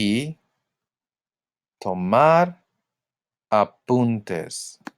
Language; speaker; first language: Spanish; non-native, fluent; English